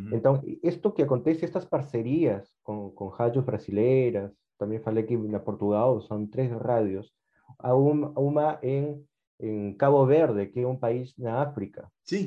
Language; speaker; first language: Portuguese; non-native, fluent; Spanish